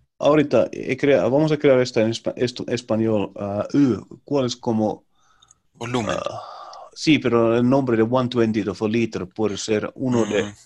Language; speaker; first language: Spanish; non-native, learner; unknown